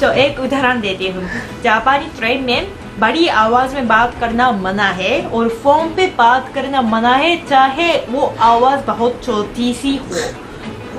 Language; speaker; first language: Hindi; non-native, fluent; Japanese